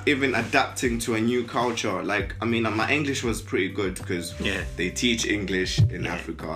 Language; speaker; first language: English; non-native, local second language; Shona